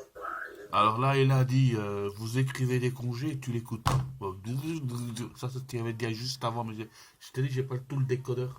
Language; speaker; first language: French; native; French